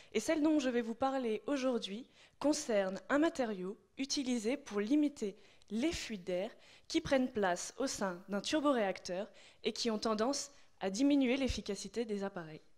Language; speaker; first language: French; native; French